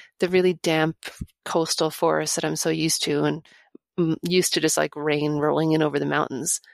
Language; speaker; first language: English; native; English